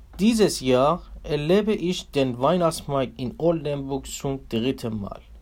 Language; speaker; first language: German; non-native, learner; Persian